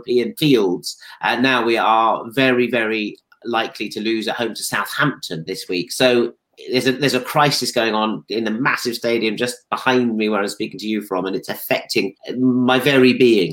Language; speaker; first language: English; native; English